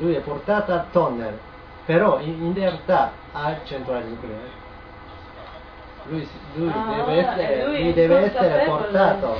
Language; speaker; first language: Italian; non-native, learner; Japanese